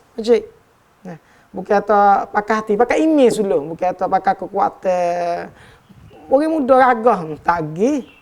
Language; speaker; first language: Malay; native; Malay